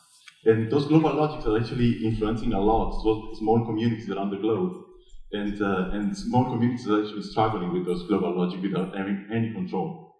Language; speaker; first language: English; non-native, fluent; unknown